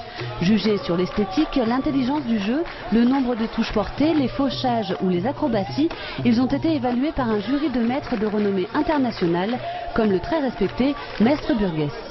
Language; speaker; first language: French; native; French